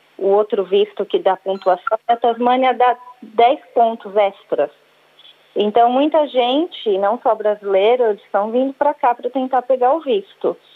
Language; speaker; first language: Portuguese; native; Portuguese